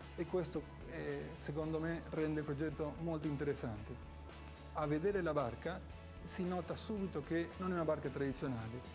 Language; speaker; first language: Italian; non-native, fluent; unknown